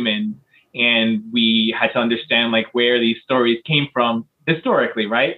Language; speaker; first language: English; native; English